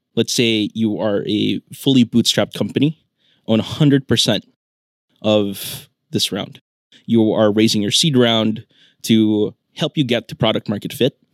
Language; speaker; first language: English; non-native, local second language; Filipino